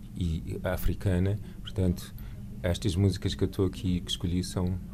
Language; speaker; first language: Portuguese; native; Portuguese